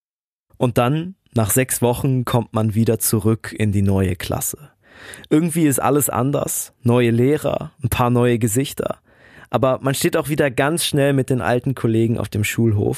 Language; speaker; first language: German; native; German